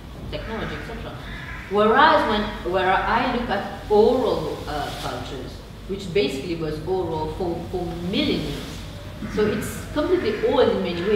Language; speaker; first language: English; non-native, fluent; Morisyen